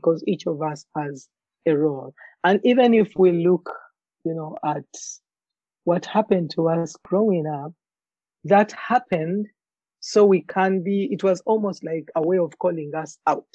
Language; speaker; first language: English; non-native, local second language; Ganda